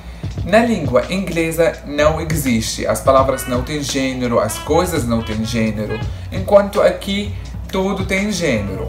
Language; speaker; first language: Portuguese; non-native, fluent; Arabic